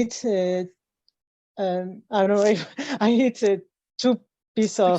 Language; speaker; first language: English; non-native, learner; Spanish